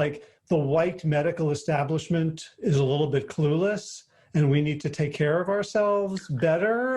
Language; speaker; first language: English; native; English